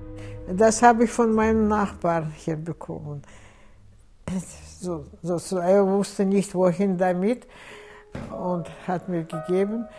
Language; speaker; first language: German; non-native, fluent; Russian